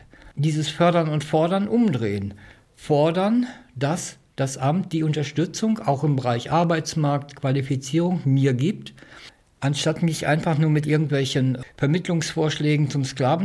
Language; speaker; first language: German; native; German